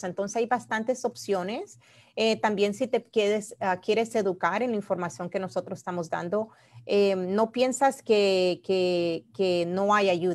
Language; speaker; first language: Spanish; early bilingual, heritage; Spanish